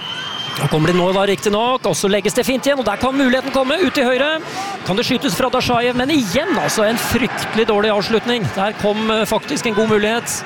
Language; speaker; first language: Norwegian; native; Norwegian